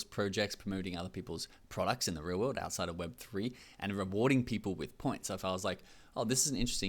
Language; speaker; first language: English; native; English